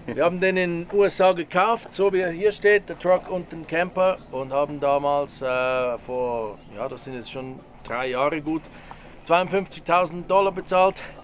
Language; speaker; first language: German; native; German